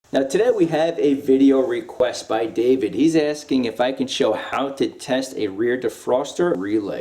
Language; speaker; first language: English; native; English